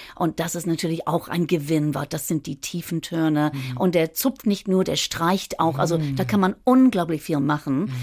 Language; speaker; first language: German; non-native, fluent; English